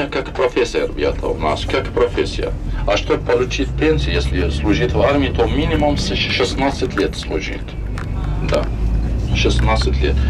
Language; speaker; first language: Russian; non-native, fluent; Arabic